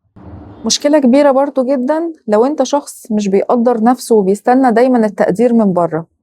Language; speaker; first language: Arabic; native; Arabic